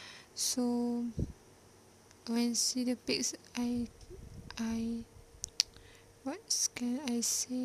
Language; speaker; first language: English; non-native, learner; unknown